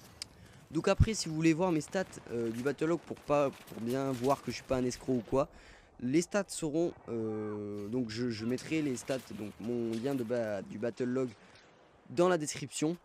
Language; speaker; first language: French; native; French